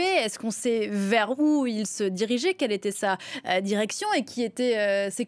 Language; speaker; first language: French; native; French